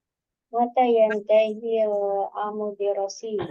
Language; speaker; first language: Arabic; non-native, learner; Indonesian